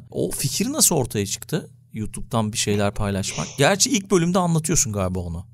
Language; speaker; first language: Turkish; early bilingual, heritage; Turkish